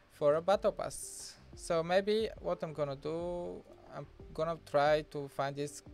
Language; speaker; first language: English; non-native, fluent; Bulgarian